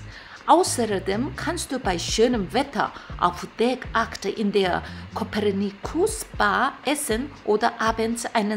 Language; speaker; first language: German; non-native, fluent; Korean